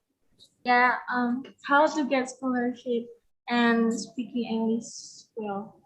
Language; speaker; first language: English; non-native, learner; Indonesian